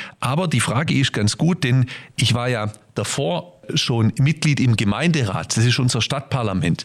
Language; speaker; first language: German; native; German